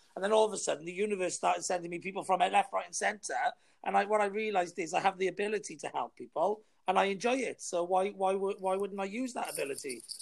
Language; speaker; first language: English; native; English